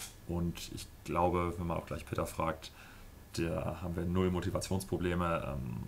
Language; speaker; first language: German; native; German